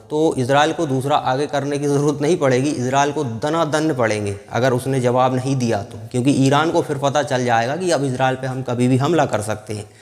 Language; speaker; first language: Hindi; native; Hindi